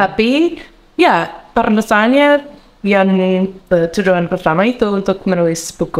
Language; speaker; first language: Indonesian; non-native, learner; English